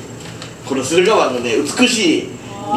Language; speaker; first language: Japanese; native; Japanese